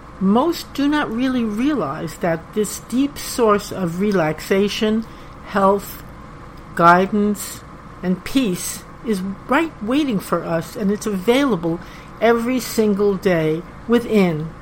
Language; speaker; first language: English; native; English